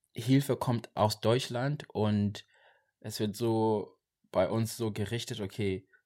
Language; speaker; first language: German; non-native, learner; Xhosa